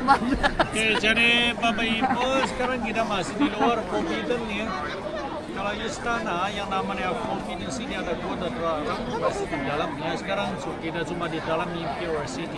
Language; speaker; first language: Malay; non-native, fluent; Chinese